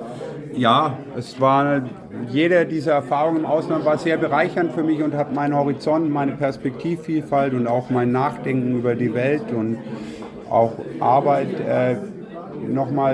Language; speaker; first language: German; native; German